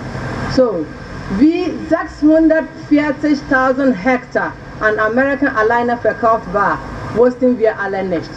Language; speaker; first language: German; non-native, fluent; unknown